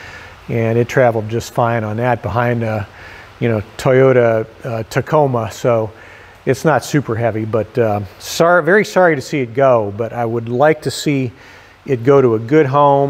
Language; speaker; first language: English; native; English